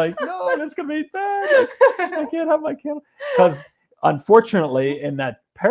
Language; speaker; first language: English; native; English